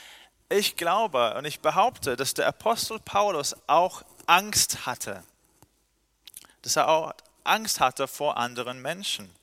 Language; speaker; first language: German; non-native, fluent; English